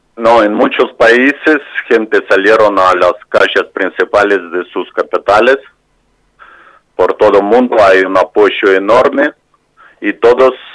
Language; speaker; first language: Spanish; non-native, fluent; Russian